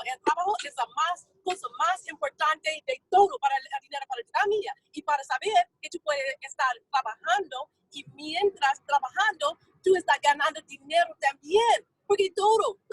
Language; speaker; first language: Spanish; non-native, fluent; English